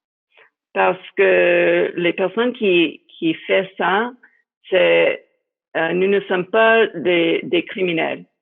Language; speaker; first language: French; non-native, fluent; English